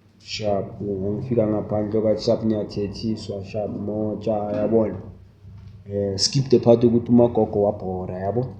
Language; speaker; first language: Zulu; native; Zulu